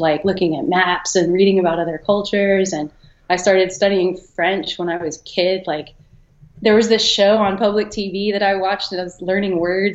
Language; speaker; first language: English; native; English